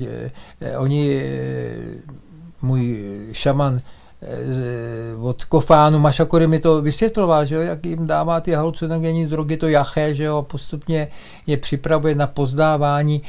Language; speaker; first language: Czech; native; Czech